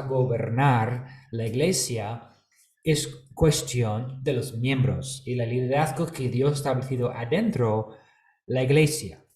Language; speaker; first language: Spanish; non-native, fluent; English